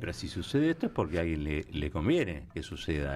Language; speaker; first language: Spanish; native; Spanish